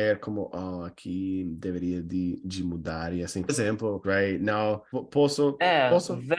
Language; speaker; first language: Portuguese; non-native, learner; English